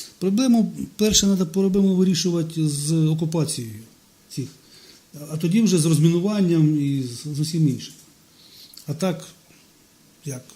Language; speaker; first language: Ukrainian; non-native, local second language; Russian